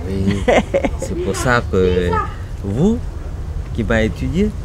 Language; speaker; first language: French; early bilingual, heritage; Vietnamese